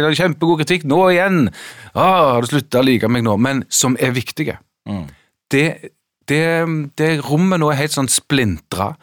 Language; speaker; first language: Norwegian; native; Norwegian